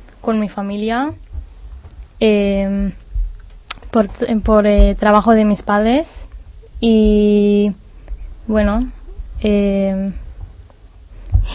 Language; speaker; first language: Spanish; non-native, learner; Hebrew